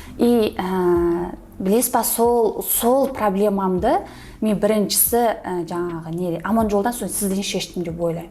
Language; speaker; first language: Kazakh; early bilingual, heritage; Kazakh